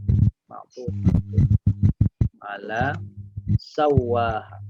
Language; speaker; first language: Arabic; non-native, fluent; Indonesian